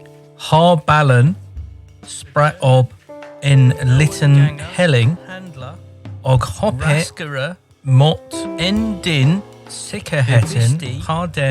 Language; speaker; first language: Norwegian; non-native, learner; English